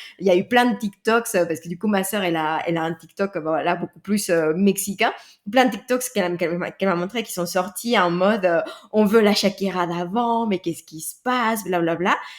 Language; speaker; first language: French; non-native, fluent; Spanish